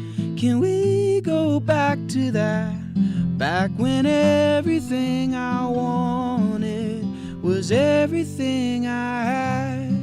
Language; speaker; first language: English; native; English